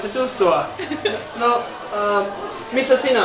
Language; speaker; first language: Finnish; non-native, learner; English